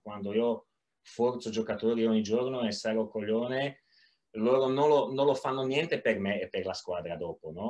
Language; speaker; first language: Italian; non-native, learner; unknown